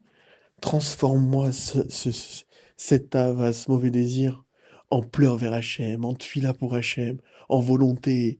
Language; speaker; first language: French; native; French